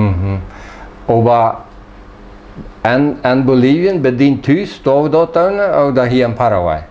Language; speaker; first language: German; early bilingual, heritage; Plautdietsch